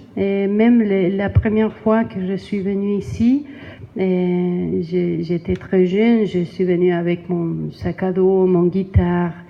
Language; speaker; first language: French; non-native, learner; Spanish